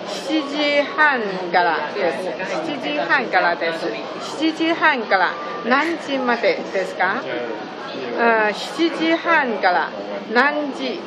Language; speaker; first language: Japanese; non-native, learner; Chinese